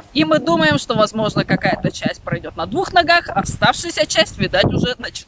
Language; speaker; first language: Russian; native; Russian